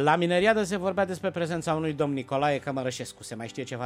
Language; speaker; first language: Romanian; native; Romanian